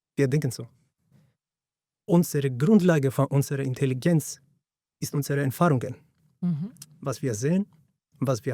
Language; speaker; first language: German; non-native, fluent; Greek